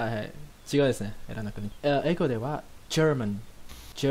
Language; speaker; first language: Japanese; non-native, learner; Indonesian